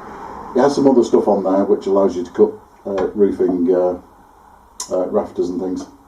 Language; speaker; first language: English; native; English